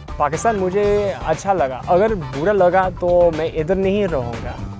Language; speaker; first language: Urdu; non-native, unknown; English